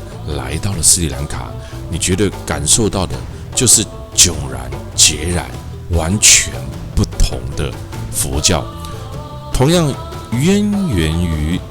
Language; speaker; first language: Chinese; native; Chinese